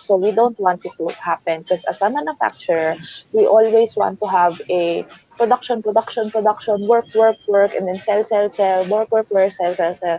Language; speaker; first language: English; non-native, local second language; Filipino